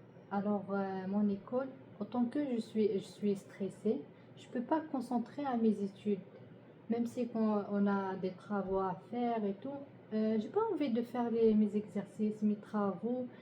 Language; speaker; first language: French; non-native, learner; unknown